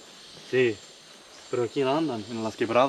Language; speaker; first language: Spanish; non-native, learner; English